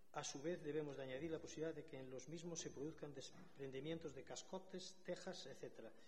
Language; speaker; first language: Spanish; non-native, local second language; Galician